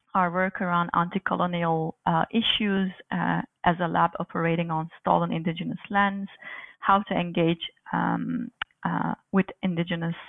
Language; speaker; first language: English; non-native, fluent; Turkish